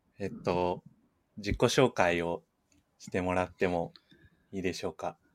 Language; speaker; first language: Japanese; native; Japanese